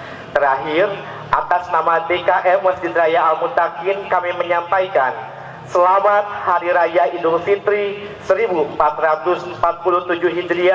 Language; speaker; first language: Indonesian; native; Indonesian